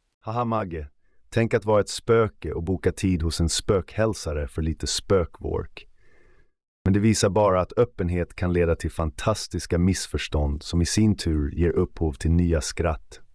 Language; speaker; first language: Swedish; native; Swedish